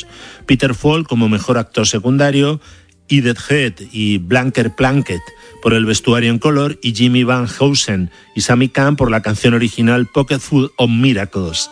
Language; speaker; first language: Spanish; native; Spanish